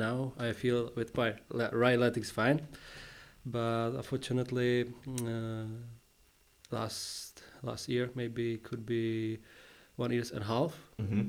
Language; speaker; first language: English; non-native, learner; Czech